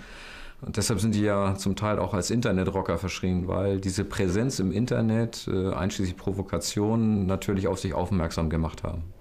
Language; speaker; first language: German; native; German